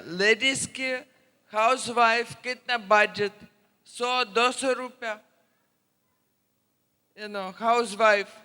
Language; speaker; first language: Hindi; non-native, learner; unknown